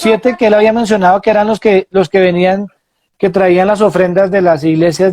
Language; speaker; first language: Spanish; native; Spanish